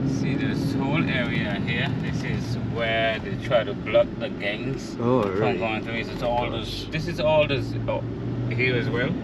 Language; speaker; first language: English; non-native, fluent; Haitian Creole